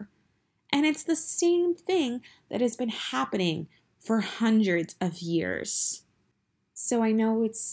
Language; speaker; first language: English; native; English